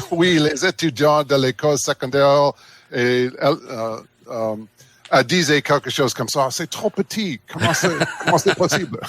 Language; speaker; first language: French; non-native, learner; English